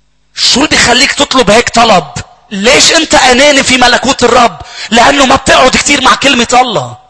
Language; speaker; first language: Arabic; native; Arabic